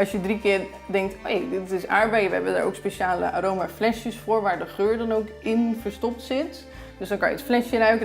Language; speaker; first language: Dutch; native; Dutch